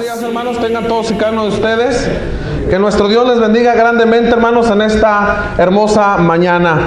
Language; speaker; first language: Spanish; native; Spanish